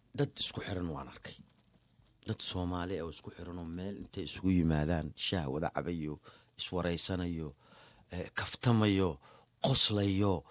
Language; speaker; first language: Somali; native; Somali